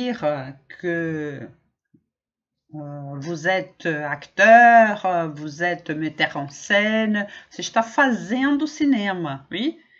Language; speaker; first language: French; non-native, fluent; Portuguese